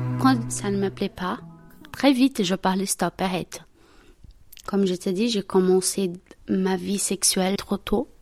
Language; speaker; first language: French; non-native, learner; Portuguese